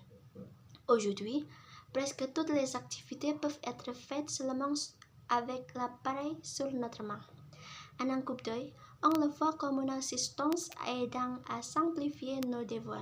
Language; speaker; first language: French; non-native, learner; Indonesian